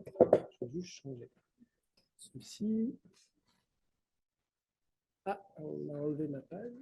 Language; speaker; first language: French; native; French